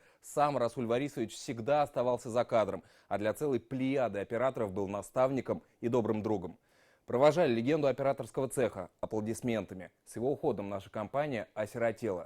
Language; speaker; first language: Russian; native; Russian